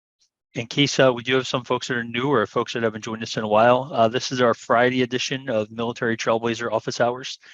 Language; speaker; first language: English; native; English